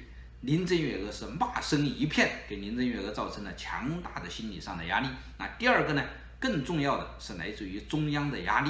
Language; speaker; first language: Chinese; native; Chinese